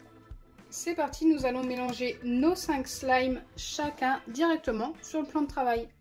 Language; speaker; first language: French; native; French